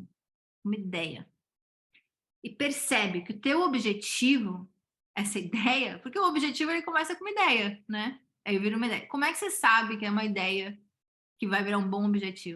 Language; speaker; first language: Portuguese; native; Portuguese